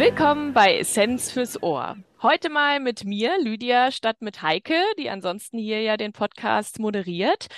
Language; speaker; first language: German; native; German